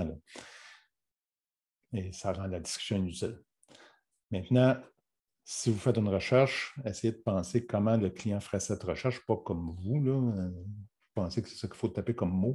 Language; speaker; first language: French; native; French